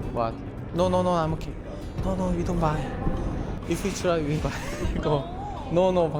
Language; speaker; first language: English; non-native, learner; Korean